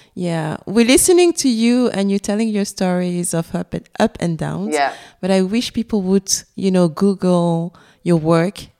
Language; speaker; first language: English; non-native, fluent; French